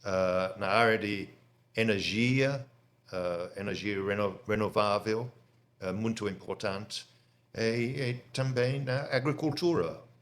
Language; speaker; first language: Portuguese; non-native, fluent; English